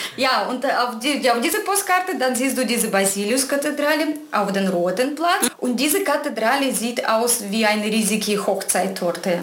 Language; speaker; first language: German; non-native, fluent; Russian